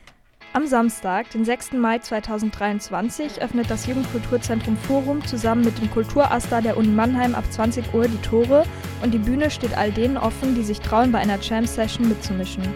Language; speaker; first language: German; native; German